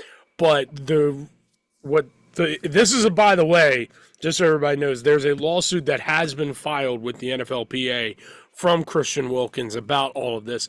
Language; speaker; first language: English; native; English